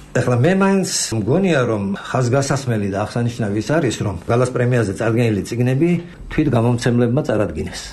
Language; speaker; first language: Georgian; native; Georgian